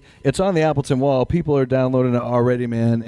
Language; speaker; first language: English; native; English